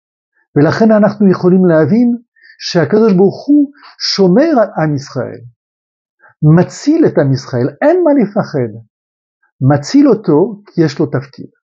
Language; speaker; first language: Hebrew; non-native, fluent; French